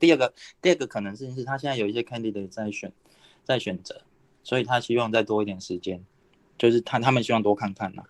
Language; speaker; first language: Chinese; native; Chinese